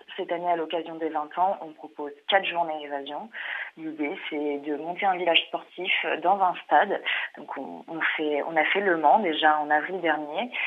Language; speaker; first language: French; native; French